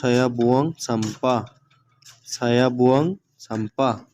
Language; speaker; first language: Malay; non-native, learner; Urdu